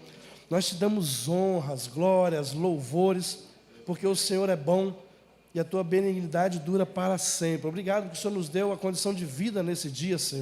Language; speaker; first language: Portuguese; native; Portuguese